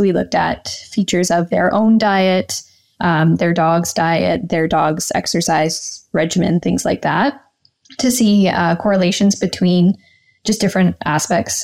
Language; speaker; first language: English; native; English